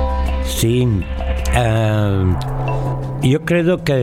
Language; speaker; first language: Italian; non-native, learner; Catalan